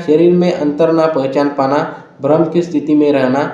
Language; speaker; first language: Hindi; non-native, local second language; Marathi